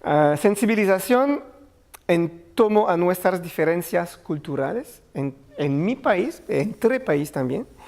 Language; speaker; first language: Spanish; non-native, learner; French